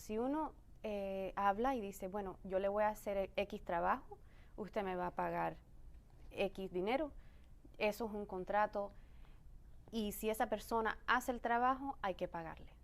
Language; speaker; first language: Spanish; early bilingual, other home language; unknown